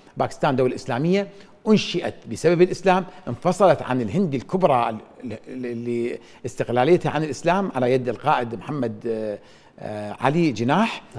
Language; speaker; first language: Arabic; native; Arabic